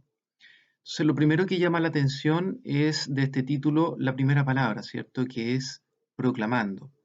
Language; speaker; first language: Spanish; native; Spanish